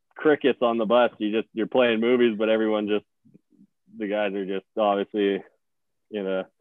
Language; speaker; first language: English; native; English